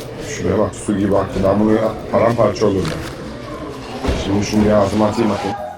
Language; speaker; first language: Turkish; native; Turkish